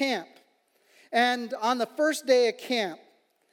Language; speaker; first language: English; native; English